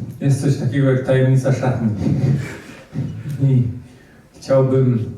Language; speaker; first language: Polish; early bilingual, heritage; Polish